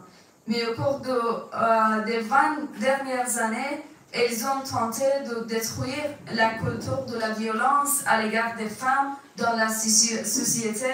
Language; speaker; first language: French; non-native, fluent; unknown